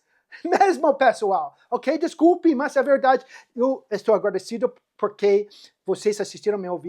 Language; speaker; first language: Portuguese; non-native, fluent; English